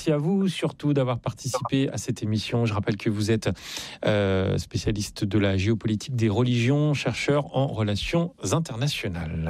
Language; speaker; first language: French; native; French